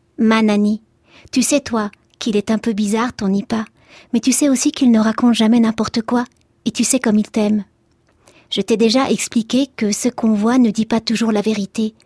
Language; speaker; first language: French; early bilingual, other home language; Arabic